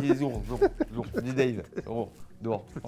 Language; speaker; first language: French; native; French